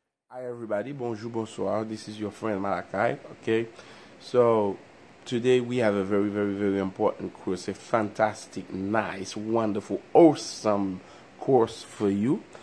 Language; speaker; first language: English; non-native, fluent; Haitian Creole